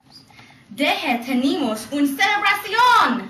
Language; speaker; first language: Spanish; non-native, learner; English